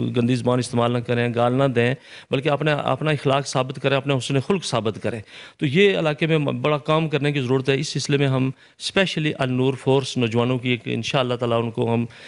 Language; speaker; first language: Urdu; non-native, local second language; Punjabi